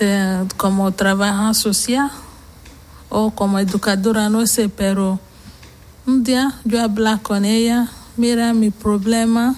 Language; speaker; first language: Spanish; non-native, learner; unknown